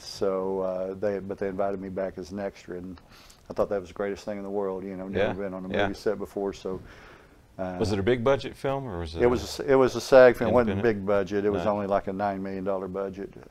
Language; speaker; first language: English; native; English